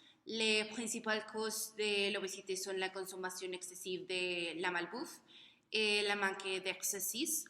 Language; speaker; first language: French; non-native, learner; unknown